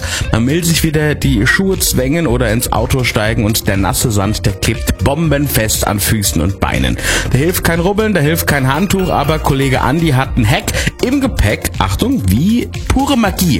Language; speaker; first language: German; native; German